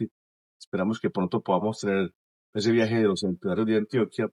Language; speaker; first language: Spanish; native; Spanish